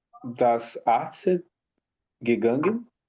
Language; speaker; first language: German; non-native, learner; Portuguese